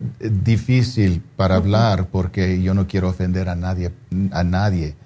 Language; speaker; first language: Spanish; non-native, fluent; English